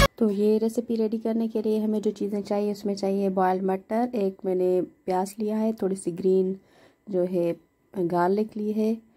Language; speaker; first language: Urdu; non-native, local second language; Sindhi